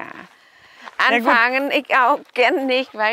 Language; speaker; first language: German; non-native, learner; Vietnamese